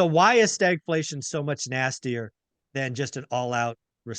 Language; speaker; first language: English; native; English